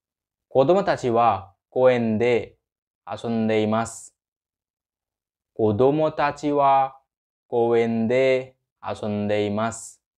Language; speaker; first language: Japanese; non-native, fluent; Hindi